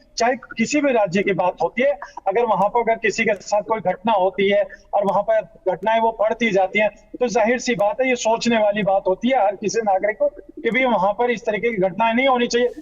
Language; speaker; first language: Hindi; native; Hindi